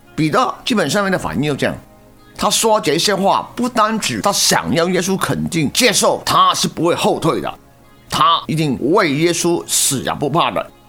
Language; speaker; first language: Chinese; non-native, local second language; Cantonese